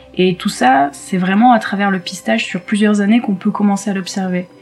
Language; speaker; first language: French; native; French